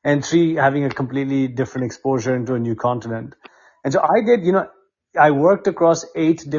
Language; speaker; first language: English; non-native, local second language; Hindi